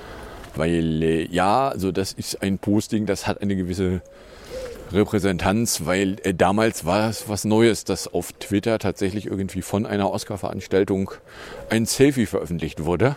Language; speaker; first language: German; native; German